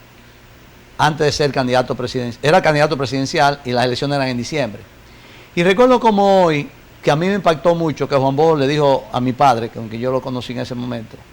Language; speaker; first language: Spanish; native; Spanish